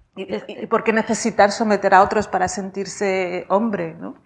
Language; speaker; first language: Spanish; native; Spanish